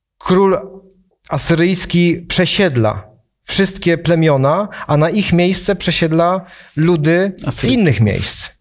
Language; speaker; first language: Polish; native; Polish